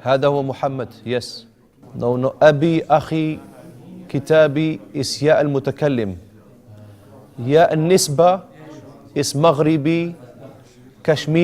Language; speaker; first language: Arabic; non-native, fluent; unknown